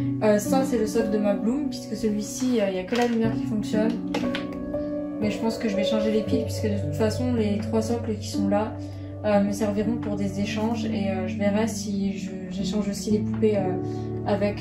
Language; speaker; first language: French; native; French